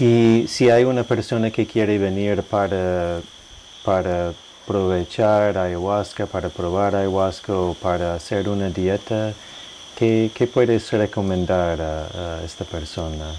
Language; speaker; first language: Spanish; non-native, fluent; English